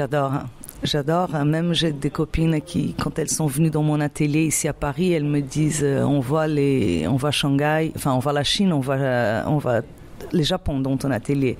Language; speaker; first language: French; non-native, fluent; Portuguese